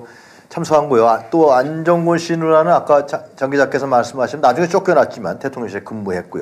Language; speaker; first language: Korean; native; Korean